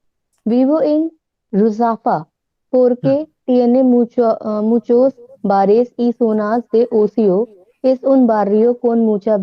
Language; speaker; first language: Spanish; non-native, learner; Hindi